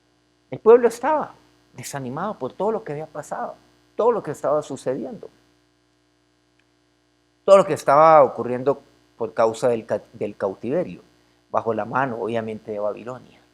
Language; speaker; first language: Spanish; native; Spanish